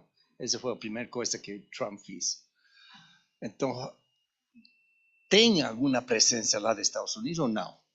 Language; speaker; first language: Portuguese; non-native, learner; Spanish